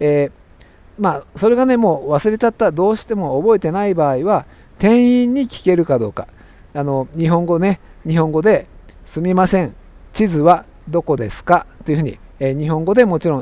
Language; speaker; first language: Japanese; native; Japanese